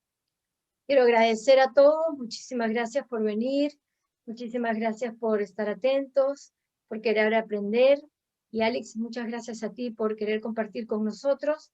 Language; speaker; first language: Spanish; native; Spanish